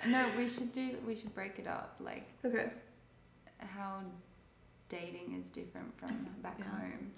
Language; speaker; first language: English; native; English